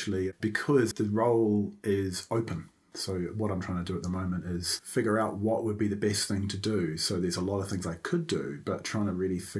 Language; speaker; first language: English; native; English